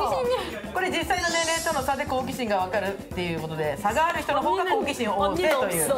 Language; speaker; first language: Japanese; native; Japanese